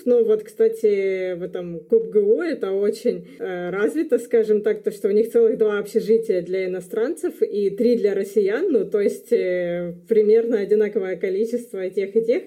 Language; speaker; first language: Russian; native; Russian